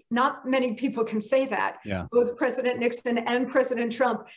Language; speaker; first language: English; native; English